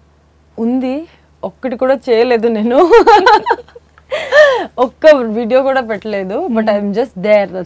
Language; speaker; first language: Telugu; non-native, fluent; Kannada